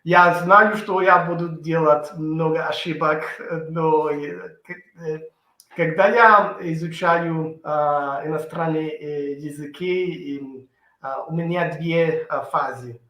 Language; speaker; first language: Russian; non-native, learner; Italian